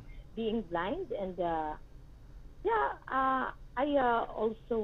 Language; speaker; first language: English; non-native, local second language; Hiligaynon